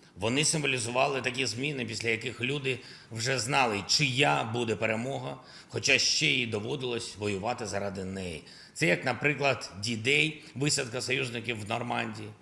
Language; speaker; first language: Ukrainian; non-native, local second language; Russian